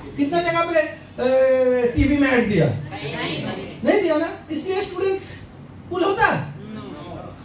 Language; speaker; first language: Hindi; non-native, local second language; Bangla